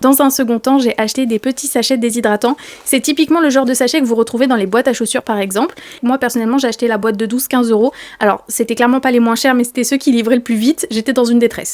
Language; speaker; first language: French; native; French